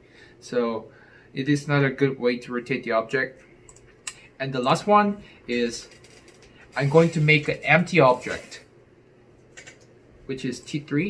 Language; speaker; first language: English; non-native, fluent; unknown